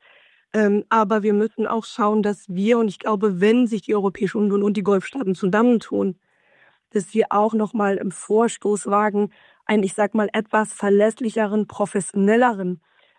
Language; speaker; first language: German; native; German